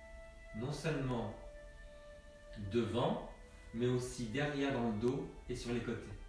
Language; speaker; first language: French; native; French